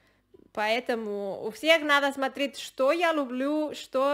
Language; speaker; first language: Russian; non-native, learner; Spanish